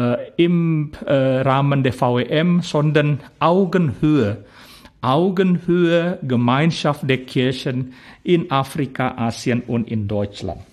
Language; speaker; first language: German; non-native, fluent; Indonesian